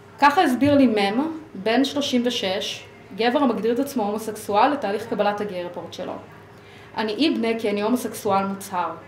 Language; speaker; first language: Hebrew; native; Hebrew